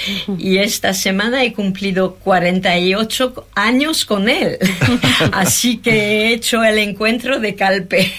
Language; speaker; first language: Spanish; non-native, fluent; French